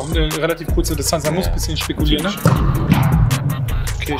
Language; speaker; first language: German; native; German